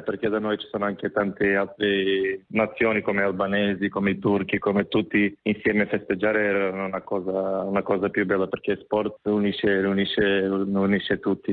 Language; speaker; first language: Italian; non-native, fluent; Macedonian